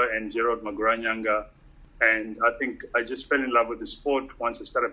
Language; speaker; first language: English; non-native, local second language; Shona